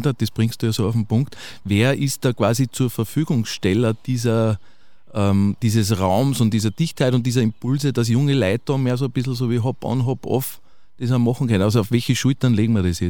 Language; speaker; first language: German; native; German